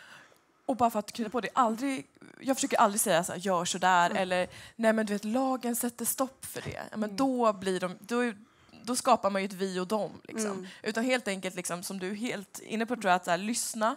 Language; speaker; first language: Swedish; native; Swedish